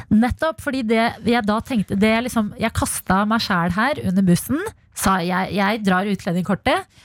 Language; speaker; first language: Norwegian; early bilingual, other home language; Albanian